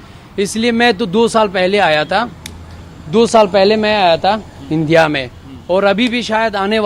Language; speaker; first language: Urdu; non-native, learner; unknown